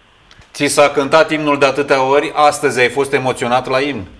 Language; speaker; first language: Romanian; native; Romanian